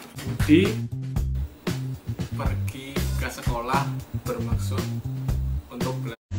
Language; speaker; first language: Indonesian; non-native, local second language; Sundanese